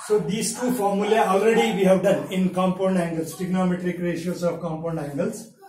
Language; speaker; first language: English; non-native, local second language; Kannada